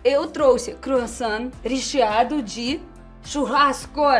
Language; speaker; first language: Portuguese; non-native, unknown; Russian